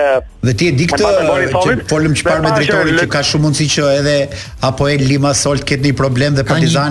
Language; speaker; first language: Albanian; native; Albanian